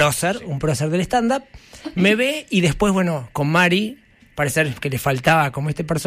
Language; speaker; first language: Spanish; native; Spanish